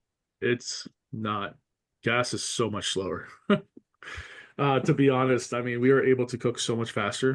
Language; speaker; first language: English; native; English